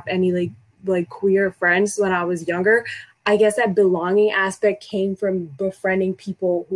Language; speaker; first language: English; early bilingual, other home language; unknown